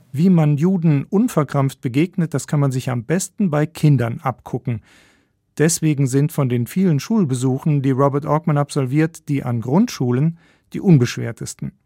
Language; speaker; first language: German; native; German